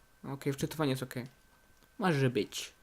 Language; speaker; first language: Polish; native; Polish